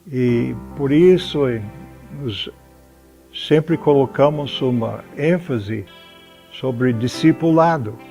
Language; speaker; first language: Portuguese; non-native, fluent; English